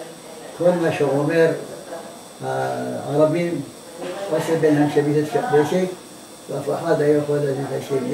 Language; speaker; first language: Hebrew; non-native, learner; Arabic